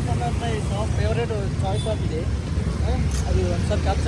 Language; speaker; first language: Kannada; non-native, learner; Telugu